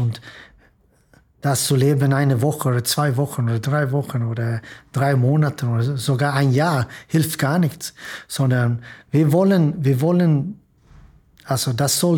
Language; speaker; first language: German; non-native, fluent; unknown